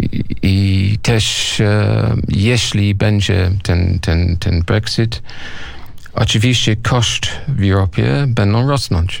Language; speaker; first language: Polish; non-native, learner; English